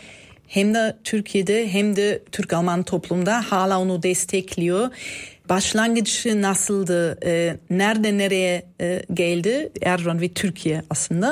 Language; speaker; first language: Turkish; non-native, fluent; German